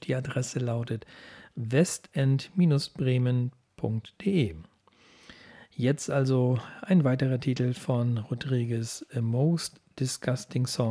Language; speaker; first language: German; native; German